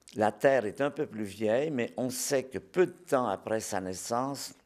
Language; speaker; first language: French; native; French